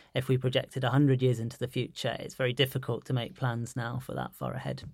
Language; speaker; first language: English; native; English